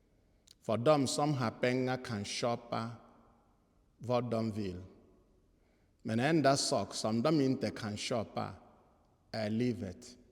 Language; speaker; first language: Swedish; non-native, fluent; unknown